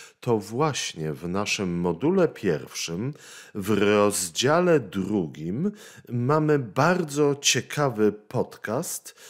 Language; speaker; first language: Polish; native; Polish